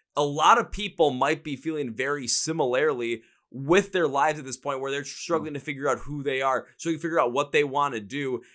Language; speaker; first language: English; native; English